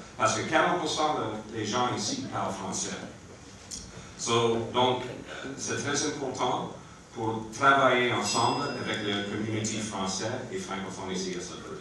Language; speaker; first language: French; non-native, learner; English